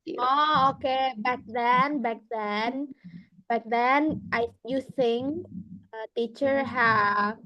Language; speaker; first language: English; non-native, fluent; Indonesian